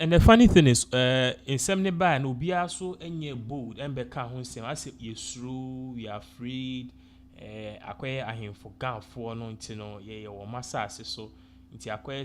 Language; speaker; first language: English; non-native, local second language; Akan